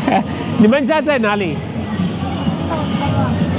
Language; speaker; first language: Chinese; non-native, fluent; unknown